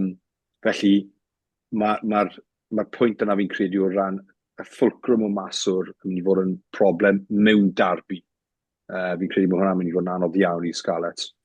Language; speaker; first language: Welsh; native; Welsh